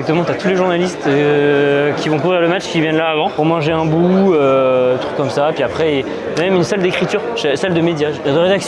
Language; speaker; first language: French; native; French